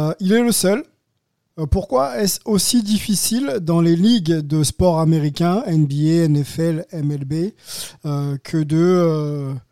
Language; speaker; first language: French; native; French